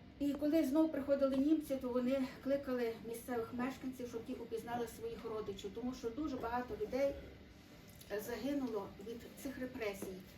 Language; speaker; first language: Ukrainian; native; Ukrainian